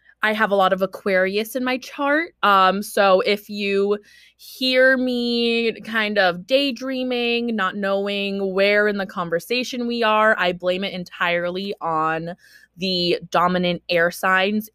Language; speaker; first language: English; early bilingual, other home language; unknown